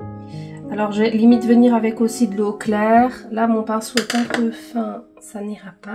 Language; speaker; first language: French; native; French